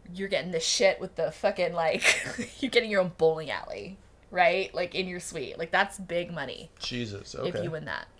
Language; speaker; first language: English; native; English